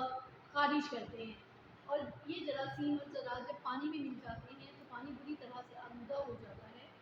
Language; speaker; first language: Urdu; native; Urdu